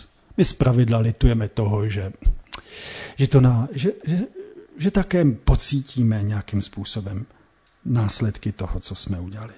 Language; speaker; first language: Czech; native; Czech